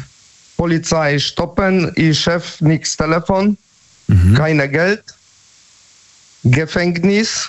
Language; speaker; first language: German; non-native, learner; Polish